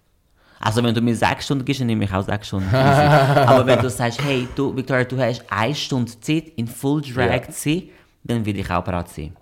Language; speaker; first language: German; non-native, fluent; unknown